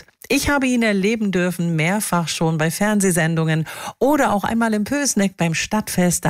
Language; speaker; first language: German; native; German